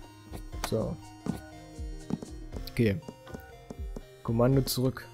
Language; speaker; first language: German; native; German